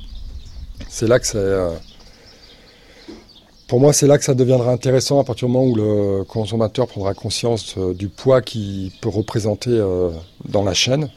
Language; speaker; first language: French; native; French